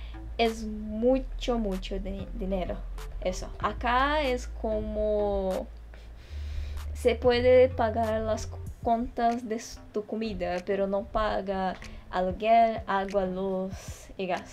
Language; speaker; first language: Spanish; non-native, fluent; Portuguese